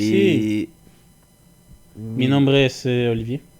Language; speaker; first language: Spanish; non-native, learner; French